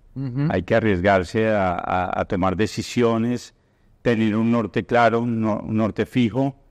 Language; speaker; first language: Spanish; native; Spanish